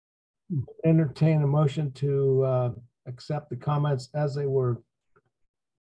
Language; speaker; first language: English; native; English